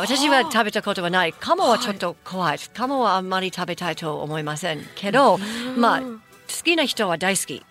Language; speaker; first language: Japanese; non-native, fluent; English